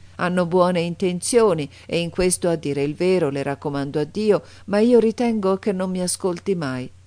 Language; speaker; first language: Italian; native; Italian